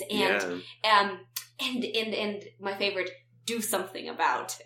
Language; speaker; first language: English; non-native, fluent; Romanian